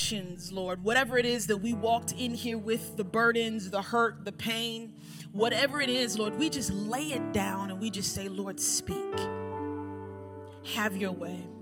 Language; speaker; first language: English; native; English